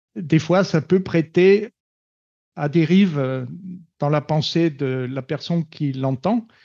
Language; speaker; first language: French; non-native, fluent; German